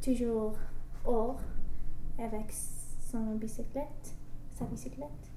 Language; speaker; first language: French; non-native, learner; English